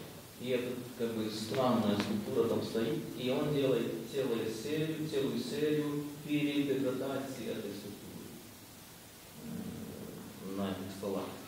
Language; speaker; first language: Russian; non-native, fluent; Swedish